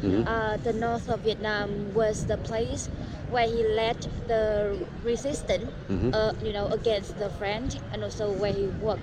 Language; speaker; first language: English; non-native, learner; Vietnamese